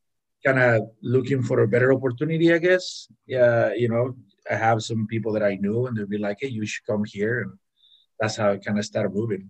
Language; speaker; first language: English; non-native, fluent; Spanish